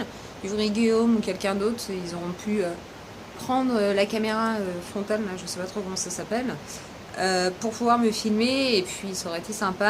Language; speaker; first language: French; native; French